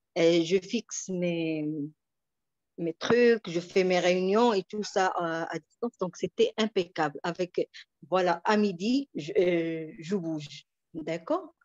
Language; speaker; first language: French; non-native, local second language; Arabic